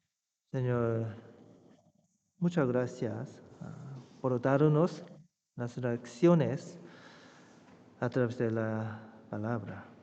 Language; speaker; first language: Spanish; non-native, fluent; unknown